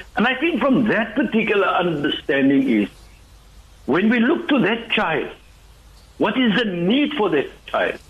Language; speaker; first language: English; non-native, local second language; Afrikaans